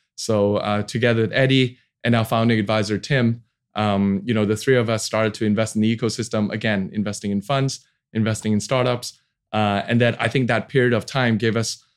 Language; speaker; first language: English; non-native, local second language; Cantonese